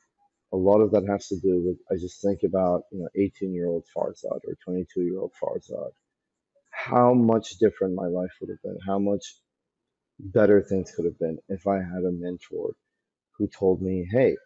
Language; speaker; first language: English; early bilingual, other home language; Persian